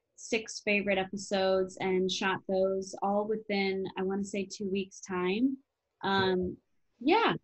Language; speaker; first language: English; native; English